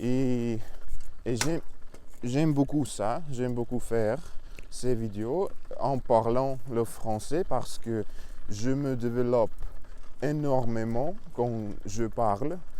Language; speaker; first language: French; non-native, learner; Russian